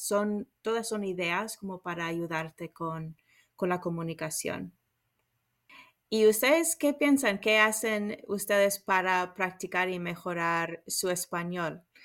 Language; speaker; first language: Spanish; non-native, fluent; English